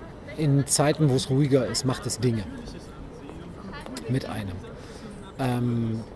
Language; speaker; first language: German; native; German